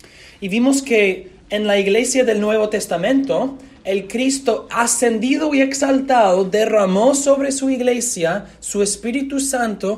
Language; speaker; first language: Spanish; non-native, fluent; English